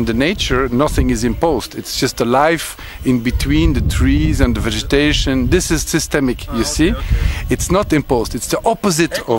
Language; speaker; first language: English; non-native, fluent; French